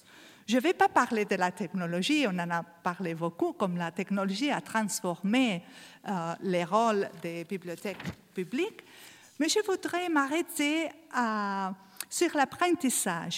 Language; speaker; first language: French; non-native, learner; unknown